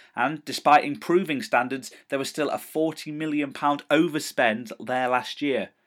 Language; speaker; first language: English; native; English